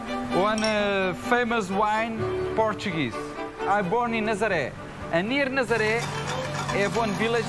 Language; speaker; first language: English; non-native, learner; Portuguese